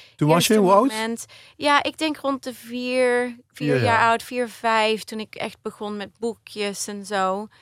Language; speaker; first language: Dutch; early bilingual, heritage; Dutch